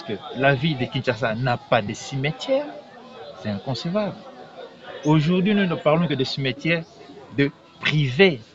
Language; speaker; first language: French; non-native, local second language; Lingala